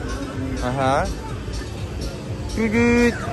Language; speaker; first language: Russian; non-native, learner; Turkish